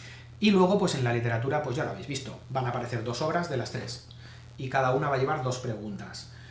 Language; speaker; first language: Spanish; native; Spanish